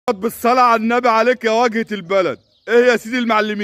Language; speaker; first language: Arabic; native; Arabic